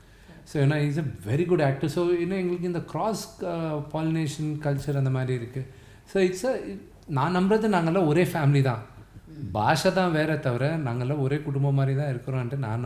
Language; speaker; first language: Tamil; non-native, local second language; Telugu